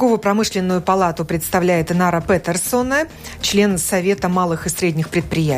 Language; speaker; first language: Russian; native; Russian